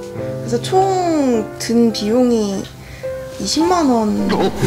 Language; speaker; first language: Korean; native; Korean